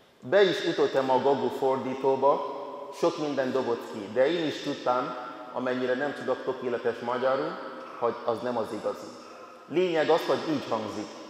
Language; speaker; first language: Hungarian; non-native, fluent; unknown